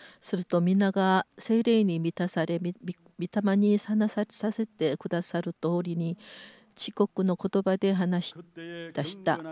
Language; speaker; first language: Japanese; non-native, fluent; Korean